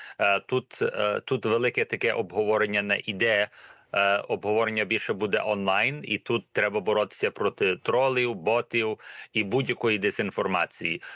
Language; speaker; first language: Ukrainian; early bilingual, heritage; Ukrainian